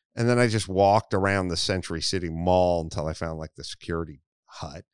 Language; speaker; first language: English; native; English